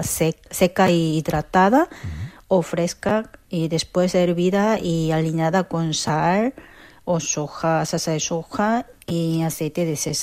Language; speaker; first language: Spanish; non-native, fluent; Korean